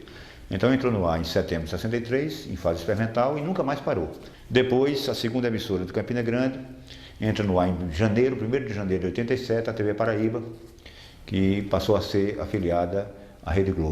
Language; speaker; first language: Portuguese; native; Portuguese